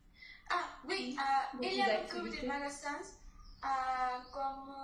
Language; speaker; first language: French; non-native, learner; Spanish